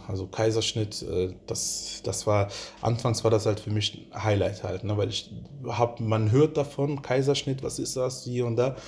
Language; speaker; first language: German; early bilingual, other home language; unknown